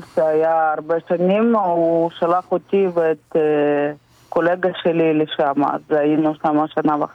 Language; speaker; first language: Hebrew; non-native, fluent; Russian